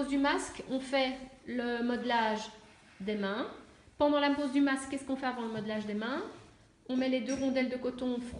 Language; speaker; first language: French; native; French